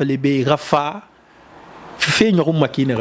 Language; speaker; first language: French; non-native, local second language; Fula